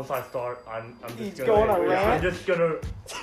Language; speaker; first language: English; non-native, learner; Korean